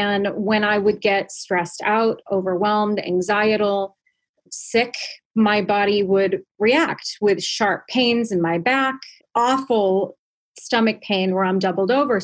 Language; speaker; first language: English; native; English